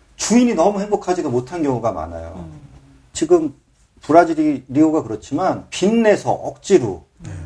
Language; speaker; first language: Korean; native; Korean